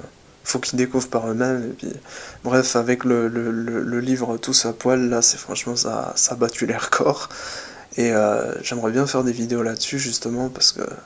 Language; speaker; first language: French; native; French